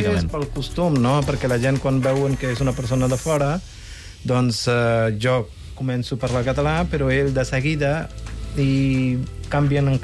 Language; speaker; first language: Catalan; non-native, fluent; Punjabi